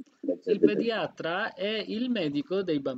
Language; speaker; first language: Italian; non-native, fluent; Bangla